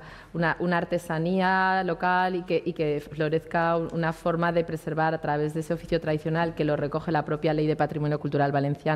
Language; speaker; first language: Spanish; native; Spanish